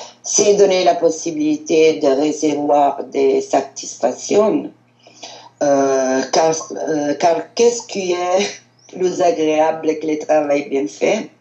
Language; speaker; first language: French; non-native, learner; Italian